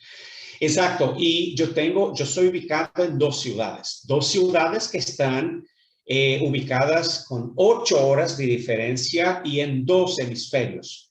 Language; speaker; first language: Spanish; non-native, fluent; Portuguese